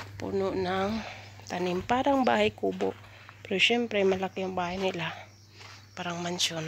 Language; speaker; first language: Filipino; non-native, local second language; Cebuano